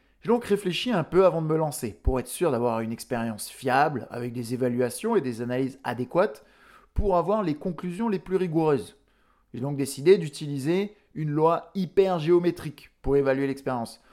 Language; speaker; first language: French; native; French